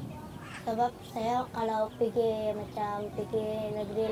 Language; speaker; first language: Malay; early bilingual, other home language; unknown